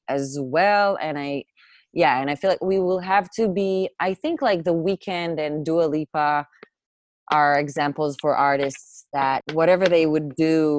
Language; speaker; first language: English; non-native, fluent; Hebrew